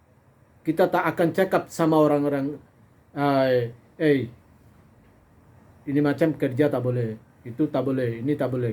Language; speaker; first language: Indonesian; non-native, fluent; Bangla